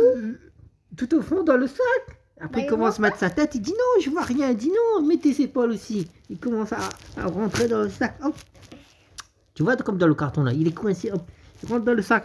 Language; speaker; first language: French; native; French